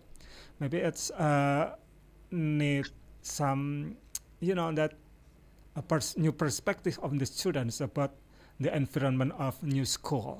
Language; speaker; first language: English; non-native, fluent; Indonesian